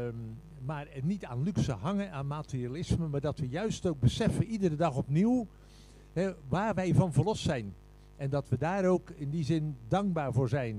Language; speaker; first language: Dutch; native; Dutch